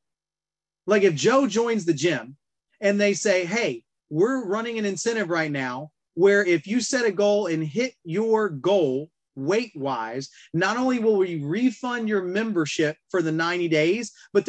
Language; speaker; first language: English; native; English